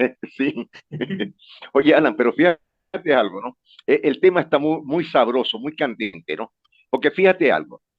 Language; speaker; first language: Spanish; native; Spanish